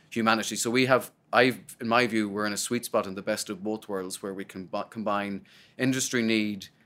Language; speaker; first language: English; native; English